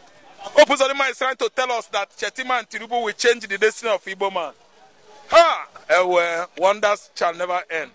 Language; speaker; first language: English; non-native, local second language; Igbo